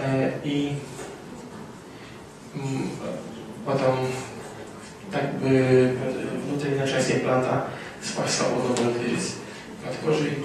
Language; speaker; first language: Russian; non-native, fluent; Polish